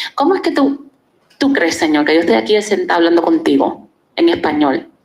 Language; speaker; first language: Spanish; early bilingual, heritage; Spanish